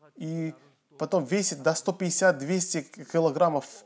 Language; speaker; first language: Russian; non-native, fluent; Korean